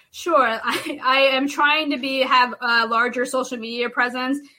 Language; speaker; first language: English; native; English